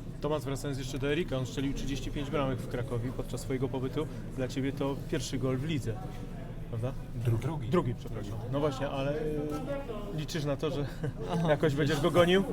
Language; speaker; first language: Polish; native; Polish